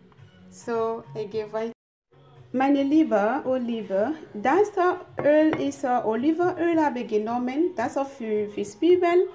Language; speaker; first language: German; non-native, learner; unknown